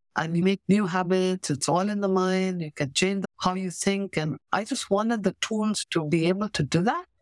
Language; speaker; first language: English; native; English